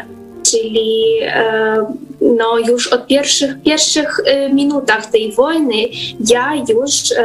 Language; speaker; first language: Polish; non-native, fluent; Ukrainian